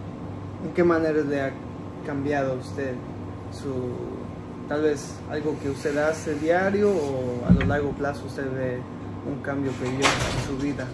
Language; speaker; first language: Spanish; early bilingual, heritage; Spanish